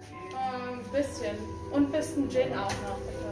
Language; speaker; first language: German; native; German